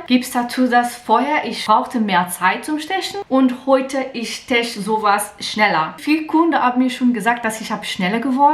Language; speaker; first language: German; non-native, learner; Portuguese